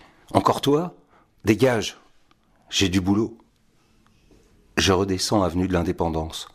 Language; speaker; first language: French; native; French